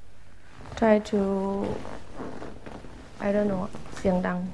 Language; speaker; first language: English; non-native, learner; Thai